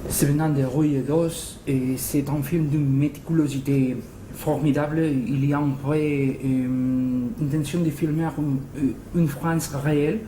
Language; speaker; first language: French; non-native, fluent; Spanish